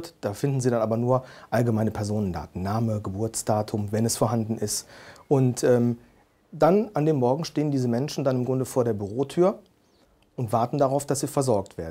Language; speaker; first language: German; native; German